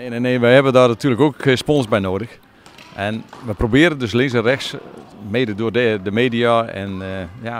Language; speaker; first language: Dutch; native; Dutch